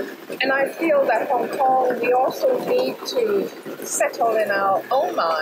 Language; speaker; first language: English; non-native, local second language; Cantonese